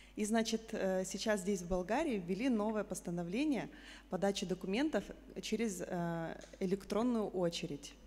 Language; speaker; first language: Russian; native; Russian